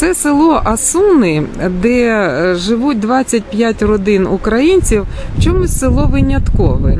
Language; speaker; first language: Ukrainian; native; Ukrainian